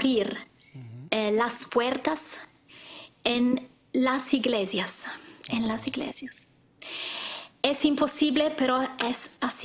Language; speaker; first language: Spanish; non-native, learner; Italian